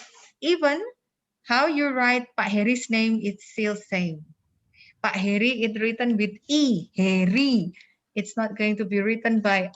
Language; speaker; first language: English; non-native, fluent; Indonesian